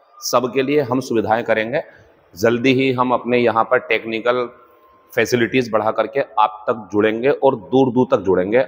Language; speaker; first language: Hindi; native; Hindi